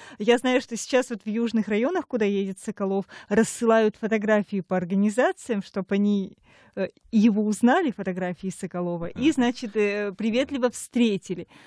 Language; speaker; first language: Russian; native; Russian